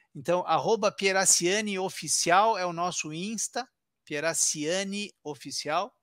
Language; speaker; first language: Portuguese; early bilingual, other home language; Italian